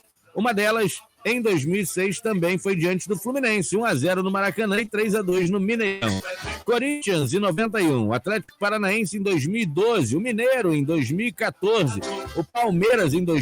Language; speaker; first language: Portuguese; native; Portuguese